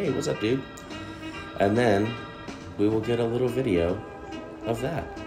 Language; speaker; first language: English; native; English